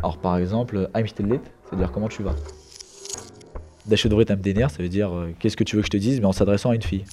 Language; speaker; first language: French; early bilingual, other home language; Kabyle